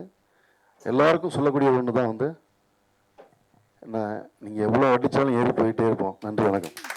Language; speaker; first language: Tamil; native; Tamil